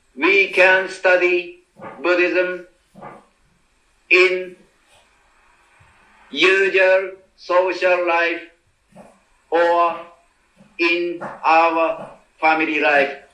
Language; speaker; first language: English; non-native, learner; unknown